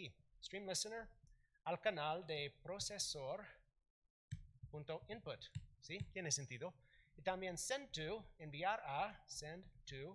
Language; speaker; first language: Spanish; non-native, learner; English